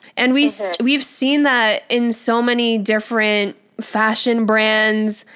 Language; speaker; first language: English; native; English